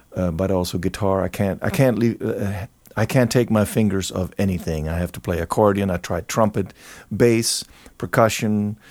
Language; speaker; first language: English; non-native, fluent; German